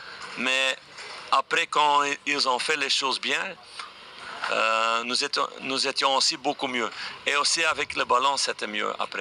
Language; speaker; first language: French; non-native, fluent; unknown